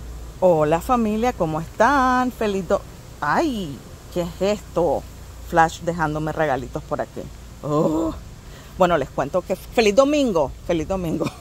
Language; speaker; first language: Spanish; native; Spanish